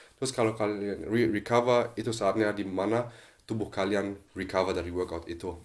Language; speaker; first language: Indonesian; non-native, fluent; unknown